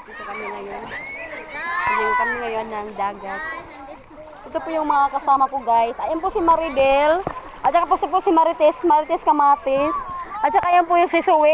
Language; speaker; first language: Filipino; non-native, local second language; Waray